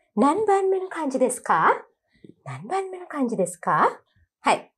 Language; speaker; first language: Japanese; non-native, learner; Sinhala